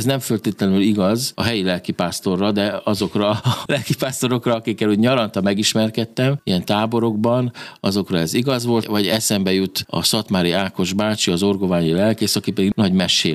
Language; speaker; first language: Hungarian; native; Hungarian